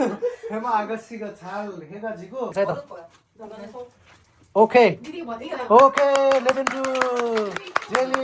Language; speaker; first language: Korean; non-native, fluent; Nepali